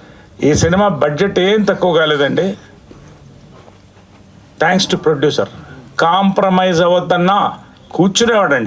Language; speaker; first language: Telugu; native; Telugu